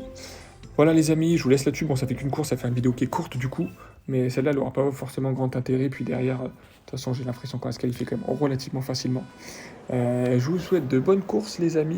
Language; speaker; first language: French; native; French